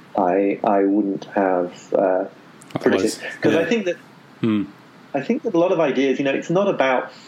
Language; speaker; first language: English; native; English